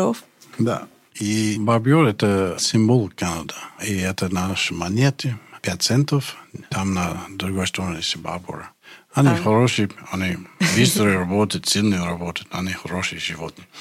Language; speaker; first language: Russian; non-native, learner; English